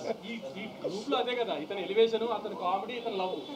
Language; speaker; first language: Telugu; native; Telugu